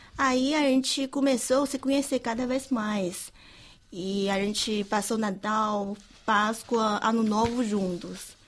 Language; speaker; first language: Portuguese; non-native, fluent; Chinese